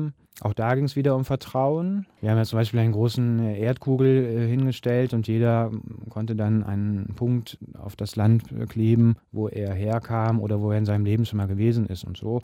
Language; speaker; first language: German; native; German